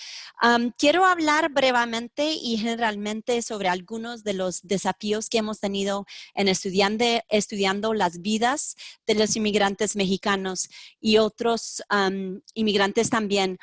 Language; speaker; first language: Spanish; early bilingual, heritage; Spanish